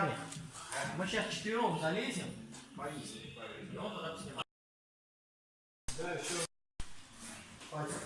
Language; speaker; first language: Russian; native; Russian